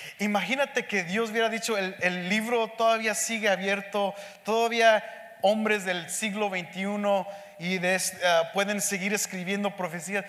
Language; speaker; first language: Spanish; early bilingual, heritage; Spanish